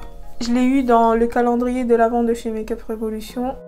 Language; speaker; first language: French; native; French